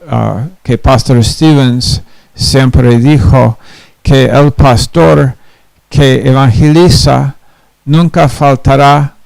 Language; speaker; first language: Spanish; non-native, fluent; English